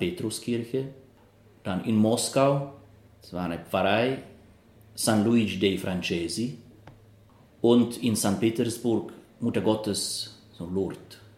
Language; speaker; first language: German; non-native, fluent; Russian